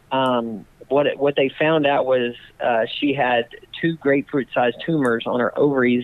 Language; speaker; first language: English; native; English